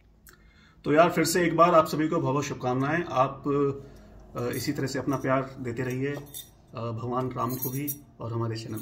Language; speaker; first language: Hindi; native; Hindi